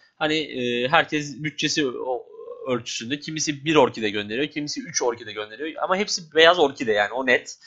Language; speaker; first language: Turkish; native; Turkish